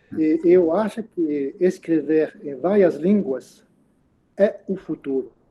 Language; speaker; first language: Portuguese; non-native, fluent; French